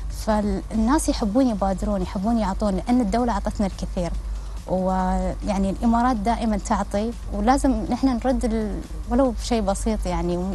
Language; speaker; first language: Arabic; native; Arabic